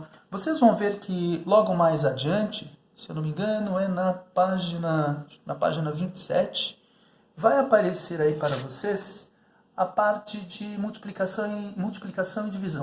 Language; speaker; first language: Portuguese; native; Portuguese